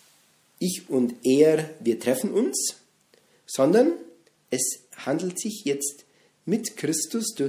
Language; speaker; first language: German; native; German